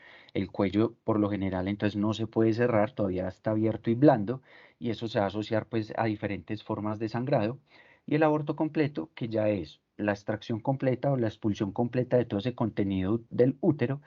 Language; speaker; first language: Spanish; native; Spanish